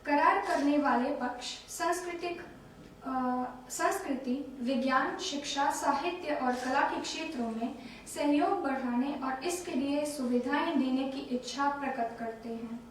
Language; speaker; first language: Hindi; non-native, fluent; Romanian